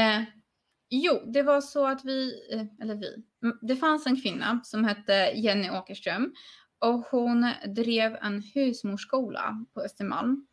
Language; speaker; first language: Swedish; non-native, fluent; Polish